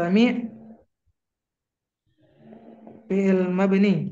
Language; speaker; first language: Arabic; non-native, learner; Indonesian